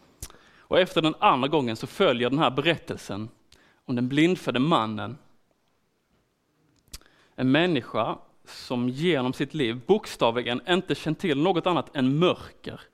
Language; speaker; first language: Swedish; native; Swedish